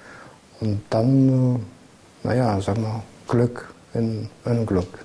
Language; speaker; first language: German; non-native, fluent; Greek